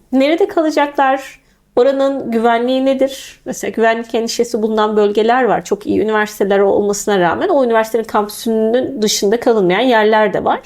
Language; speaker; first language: Turkish; native; Turkish